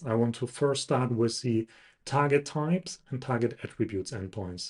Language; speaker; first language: English; non-native, fluent; German